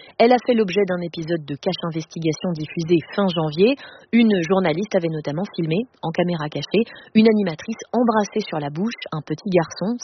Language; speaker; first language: French; native; French